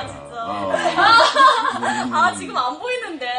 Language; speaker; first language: Korean; non-native, fluent; Japanese